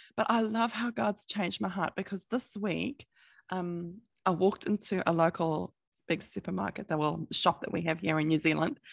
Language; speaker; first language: English; native; English